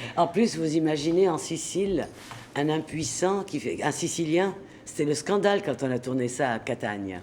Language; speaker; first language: French; native; French